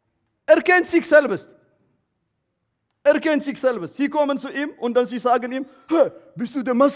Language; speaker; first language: German; non-native, learner; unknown